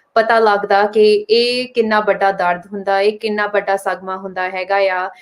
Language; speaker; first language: Punjabi; early bilingual, heritage; Punjabi